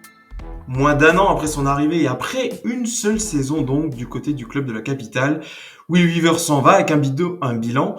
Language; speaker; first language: French; native; French